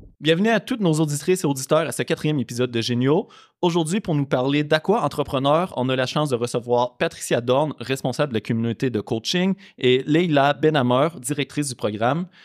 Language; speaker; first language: French; native; French